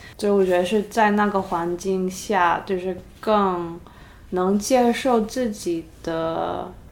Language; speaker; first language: Chinese; early bilingual, heritage; Cantonese